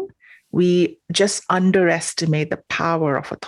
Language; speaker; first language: English; non-native, local second language; Hindi